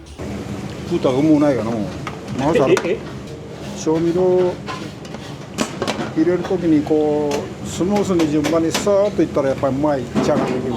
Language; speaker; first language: Japanese; native; Japanese